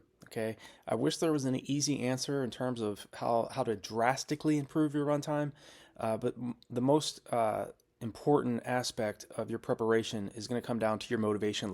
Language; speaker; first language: English; native; English